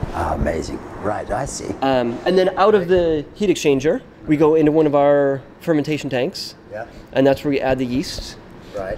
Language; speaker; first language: English; native; English